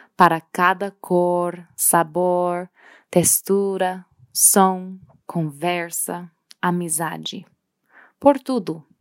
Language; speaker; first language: Portuguese; non-native, fluent; English